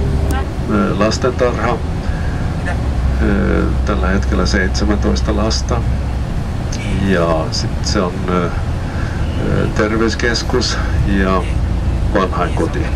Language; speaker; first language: Finnish; non-native, local second language; Swedish